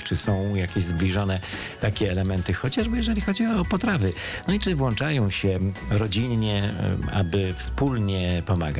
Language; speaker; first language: Polish; native; Polish